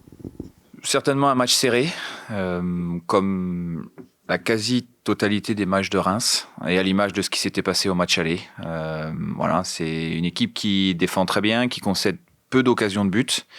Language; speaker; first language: French; native; French